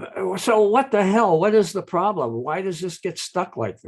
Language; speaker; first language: English; native; English